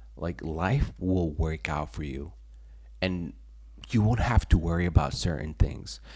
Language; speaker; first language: English; early bilingual, other home language; Spanish